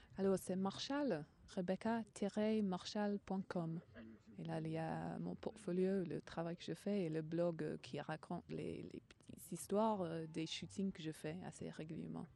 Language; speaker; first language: French; non-native, fluent; English